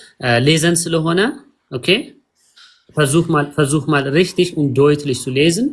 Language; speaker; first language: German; non-native, fluent; Amharic